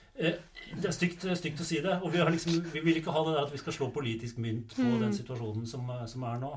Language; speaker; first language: Norwegian; native; Norwegian